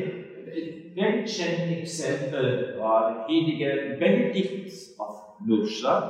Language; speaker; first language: Swedish; non-native, fluent; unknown